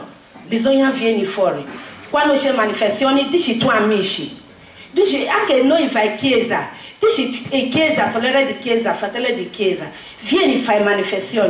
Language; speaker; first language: Italian; non-native, learner; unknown